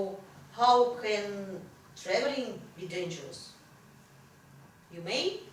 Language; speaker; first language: English; non-native, fluent; Russian